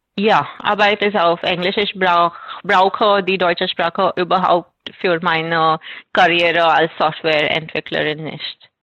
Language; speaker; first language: German; non-native, fluent; Marathi